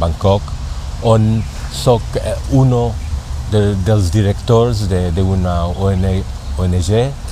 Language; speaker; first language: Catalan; non-native, learner; Thai